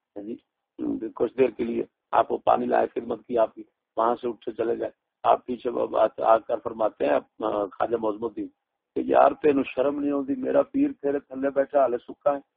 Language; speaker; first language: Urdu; non-native, local second language; Punjabi